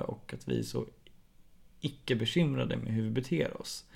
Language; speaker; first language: Swedish; native; Swedish